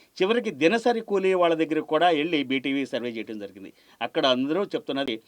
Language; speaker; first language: Telugu; native; Telugu